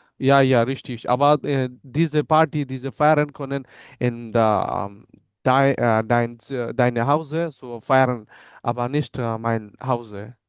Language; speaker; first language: German; non-native, learner; Bangla